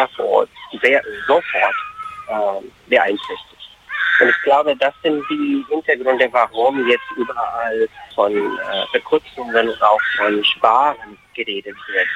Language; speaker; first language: German; non-native, fluent; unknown